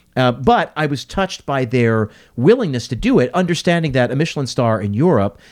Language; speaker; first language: English; native; English